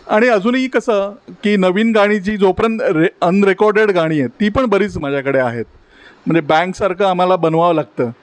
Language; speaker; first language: Marathi; native; Marathi